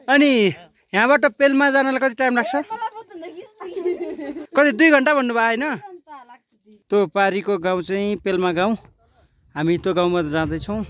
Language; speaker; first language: Nepali; native; Nepali